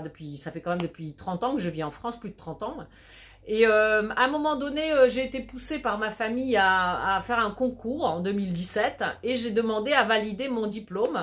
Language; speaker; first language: French; early bilingual, other home language; Polish